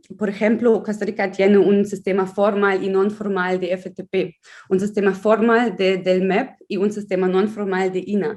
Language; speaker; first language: Spanish; non-native, fluent; German